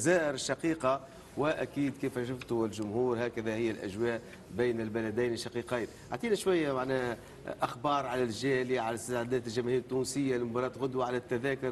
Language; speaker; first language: Arabic; native; Arabic